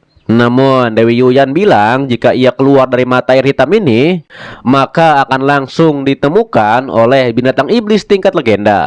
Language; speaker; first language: Indonesian; native; Indonesian